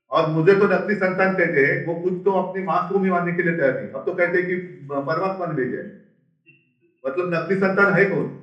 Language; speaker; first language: Hindi; non-native, local second language; Marathi